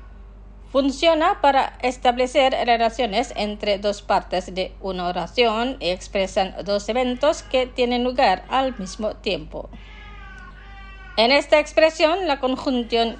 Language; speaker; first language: Spanish; non-native, fluent; Indonesian